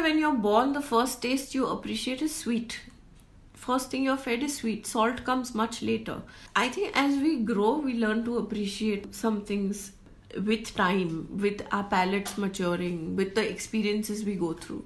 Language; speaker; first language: English; non-native, local second language; Gujarati